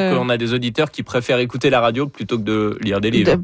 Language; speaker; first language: French; native; French